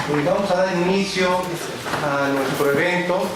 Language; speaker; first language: Spanish; native; Spanish